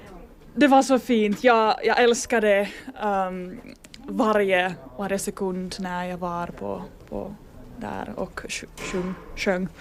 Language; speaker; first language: Swedish; non-native, learner; Finnish